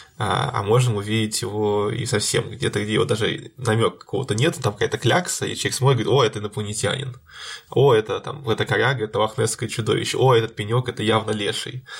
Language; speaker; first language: Russian; native; Russian